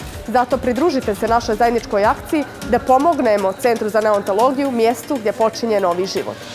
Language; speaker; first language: Croatian; native; Croatian